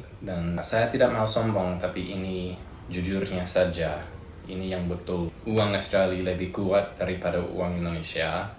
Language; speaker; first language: Indonesian; non-native, fluent; English